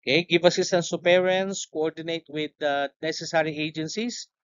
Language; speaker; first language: English; non-native, local second language; Filipino